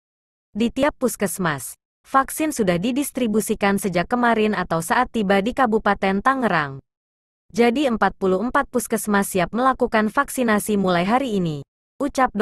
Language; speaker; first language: Indonesian; native; Indonesian